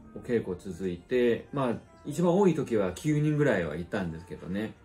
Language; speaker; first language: Japanese; non-native, fluent; Chinese